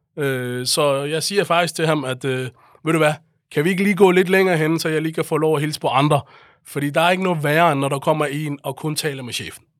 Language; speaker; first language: Danish; early bilingual, other home language; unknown